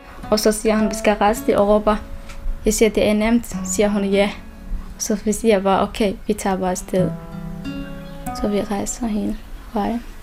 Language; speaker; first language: Danish; non-native, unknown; Somali